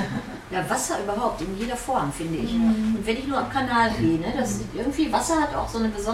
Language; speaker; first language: German; native; German